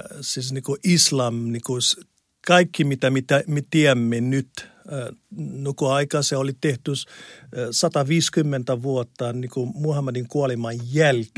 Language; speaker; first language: Finnish; non-native, learner; Arabic